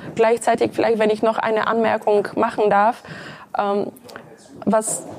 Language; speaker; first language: German; non-native, fluent; Bulgarian